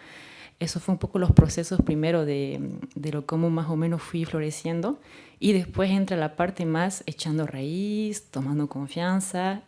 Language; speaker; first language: Spanish; native; Spanish